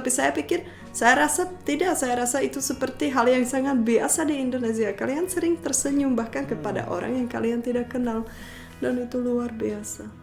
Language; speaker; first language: Indonesian; non-native, fluent; Czech